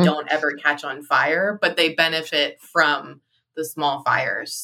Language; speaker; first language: English; native; English